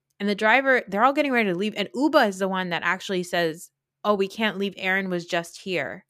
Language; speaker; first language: English; early bilingual, other home language; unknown